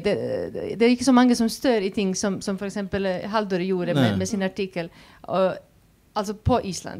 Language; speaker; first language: Swedish; non-native, fluent; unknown